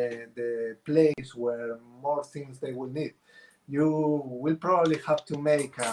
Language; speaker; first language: English; non-native, fluent; Spanish